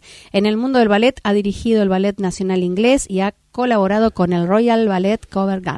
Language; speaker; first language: Spanish; native; Spanish